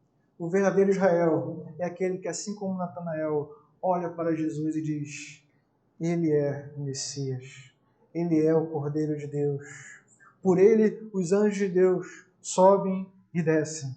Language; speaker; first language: Portuguese; native; Portuguese